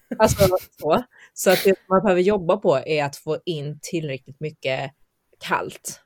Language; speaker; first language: Swedish; early bilingual, heritage; Chinese